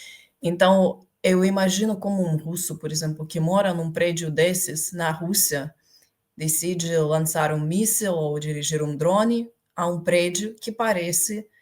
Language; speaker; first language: Portuguese; non-native, fluent; Ukrainian